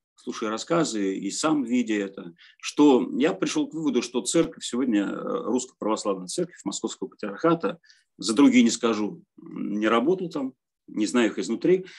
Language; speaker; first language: Russian; native; Russian